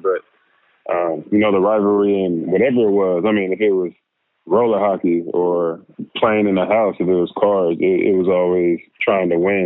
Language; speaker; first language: English; native; English